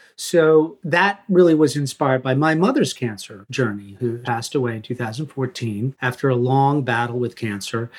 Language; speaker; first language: English; native; English